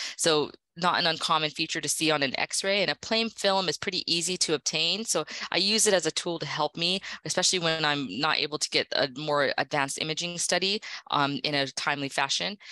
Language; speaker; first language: English; native; English